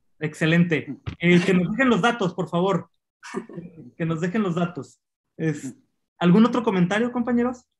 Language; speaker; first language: Spanish; native; Spanish